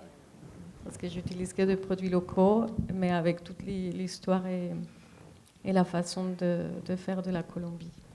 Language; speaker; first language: French; non-native, fluent; Spanish